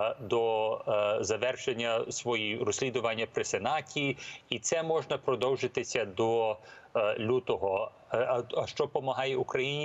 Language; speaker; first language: Ukrainian; early bilingual, heritage; English